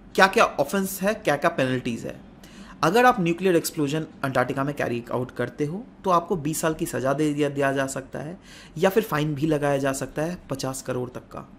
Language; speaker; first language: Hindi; non-native, local second language; Assamese